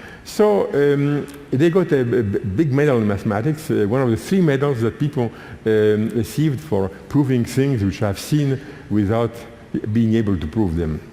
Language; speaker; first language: English; non-native, fluent; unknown